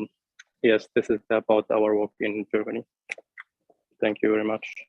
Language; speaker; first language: English; non-native, fluent; Arabic